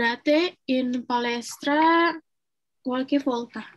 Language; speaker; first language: Italian; non-native, learner; Indonesian